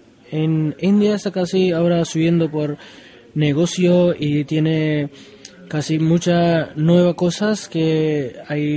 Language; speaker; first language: Spanish; non-native, learner; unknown